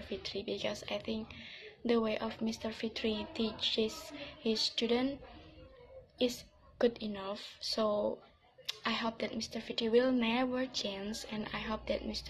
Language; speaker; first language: English; non-native, learner; Indonesian